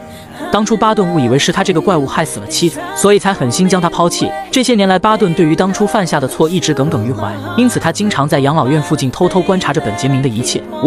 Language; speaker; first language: Chinese; native; Chinese